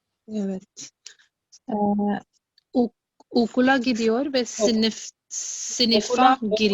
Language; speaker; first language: Turkish; non-native, learner; Urdu